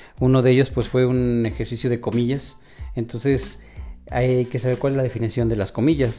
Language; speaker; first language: Spanish; native; Spanish